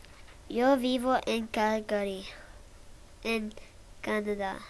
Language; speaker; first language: Spanish; non-native, learner; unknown